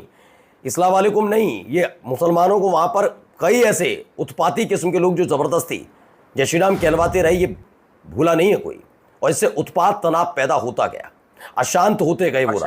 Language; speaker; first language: Hindi; native; Hindi